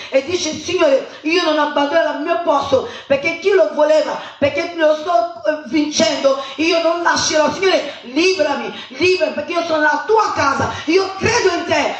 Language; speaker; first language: Italian; non-native, fluent; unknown